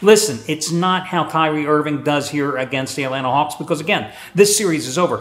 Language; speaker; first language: English; native; English